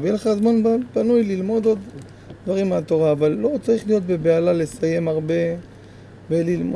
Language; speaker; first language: Hebrew; native; Hebrew